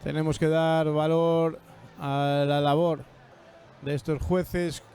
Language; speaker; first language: Spanish; native; Spanish